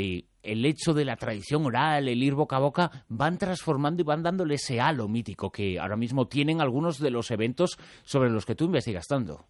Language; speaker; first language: Spanish; native; Spanish